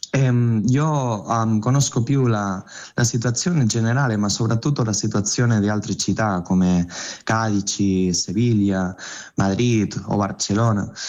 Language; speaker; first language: Italian; non-native, learner; Catalan